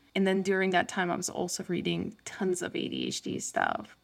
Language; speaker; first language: English; non-native, fluent; Turkish